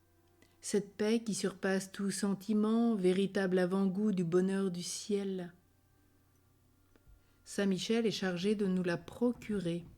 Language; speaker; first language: French; native; French